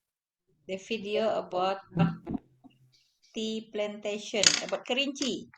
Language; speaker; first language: English; non-native, learner; Indonesian